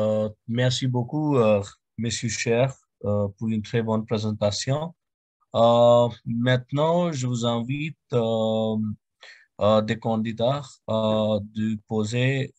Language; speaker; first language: French; non-native, fluent; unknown